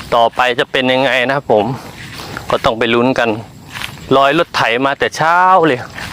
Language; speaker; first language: Thai; native; Thai